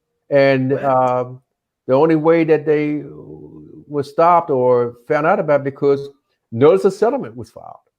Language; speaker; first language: English; native; English